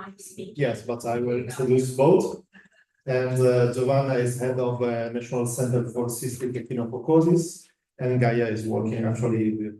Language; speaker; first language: English; non-native, fluent; Italian